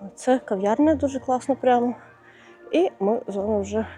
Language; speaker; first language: Ukrainian; non-native, local second language; Russian